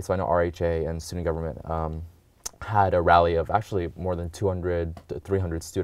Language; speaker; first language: English; native; English